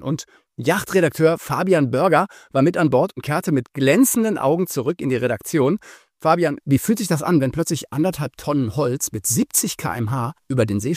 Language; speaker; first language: German; native; German